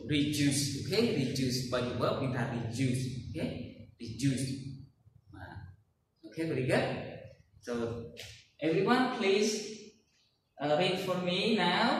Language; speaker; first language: English; non-native, learner; Khmer